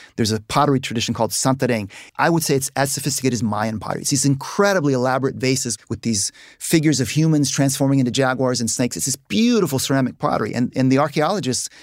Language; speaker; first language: English; native; English